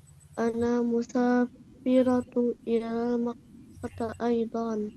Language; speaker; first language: Arabic; non-native, learner; Indonesian